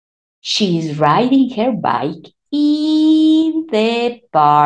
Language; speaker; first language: English; non-native, fluent; Spanish